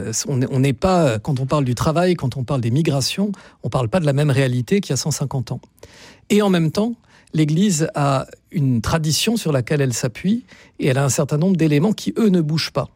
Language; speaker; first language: French; native; French